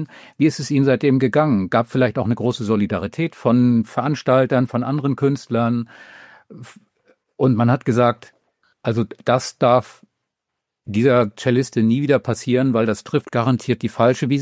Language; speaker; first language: German; native; German